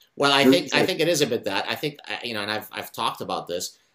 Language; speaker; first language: English; non-native, fluent; Arabic